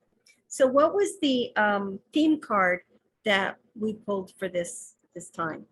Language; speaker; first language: English; native; English